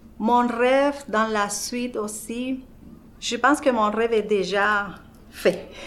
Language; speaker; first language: French; non-native, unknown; Spanish